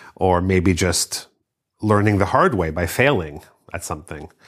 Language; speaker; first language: English; native; English